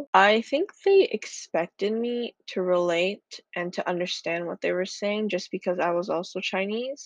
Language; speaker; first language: English; native; English